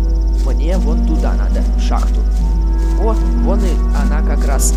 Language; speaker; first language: Russian; native; Russian